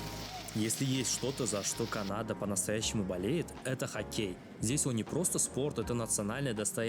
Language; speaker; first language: Russian; native; Russian